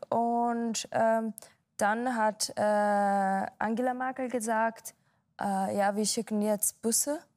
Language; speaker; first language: German; non-native, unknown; Arabic